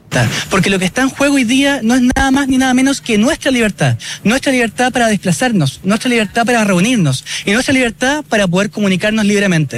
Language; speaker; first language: Spanish; native; Spanish